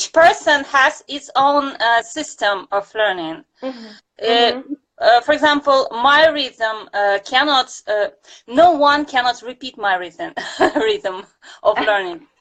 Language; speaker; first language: English; non-native, fluent; Russian